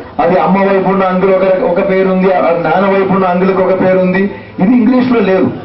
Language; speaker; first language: Telugu; non-native, fluent; Malayalam